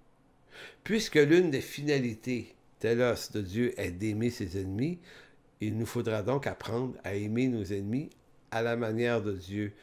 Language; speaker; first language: French; native; French